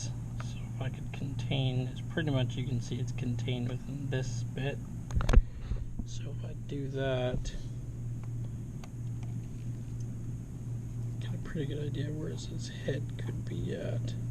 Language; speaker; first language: English; native; English